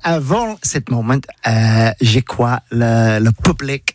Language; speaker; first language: French; non-native, learner; English